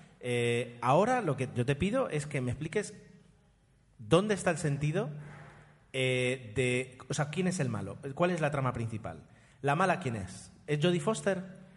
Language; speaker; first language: Spanish; non-native, fluent; Italian